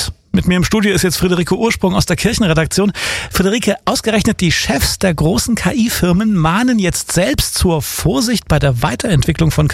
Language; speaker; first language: German; native; German